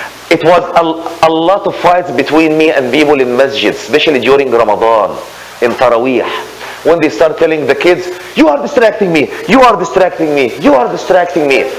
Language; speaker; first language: English; non-native, fluent; Arabic